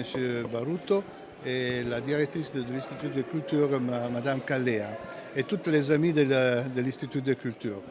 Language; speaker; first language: French; non-native, fluent; Italian